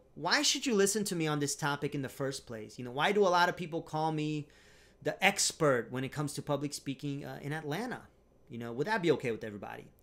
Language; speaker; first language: English; non-native, fluent; Romanian